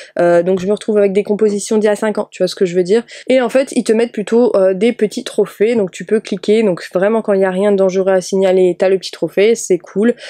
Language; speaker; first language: French; native; French